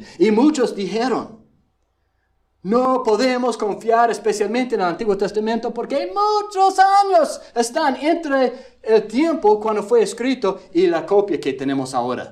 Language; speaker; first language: Spanish; non-native, fluent; English